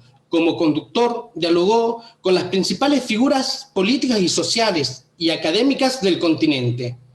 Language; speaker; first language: Spanish; native; Spanish